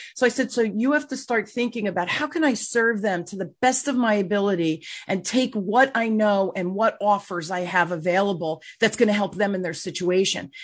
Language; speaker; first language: English; native; English